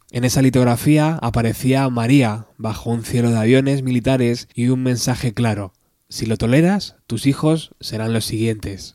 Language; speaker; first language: Spanish; native; Spanish